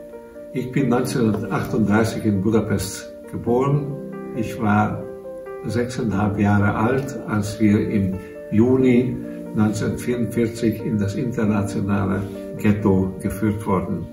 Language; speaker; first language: German; non-native, fluent; Hungarian